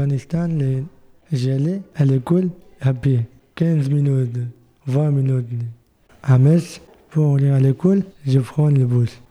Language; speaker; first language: French; non-native, learner; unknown